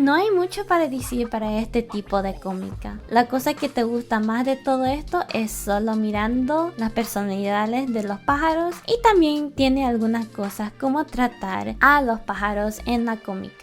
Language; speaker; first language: Spanish; early bilingual, heritage; Spanish